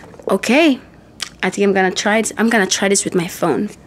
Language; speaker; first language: English; non-native, fluent; Indonesian